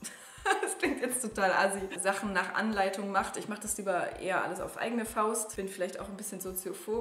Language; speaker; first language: German; native; German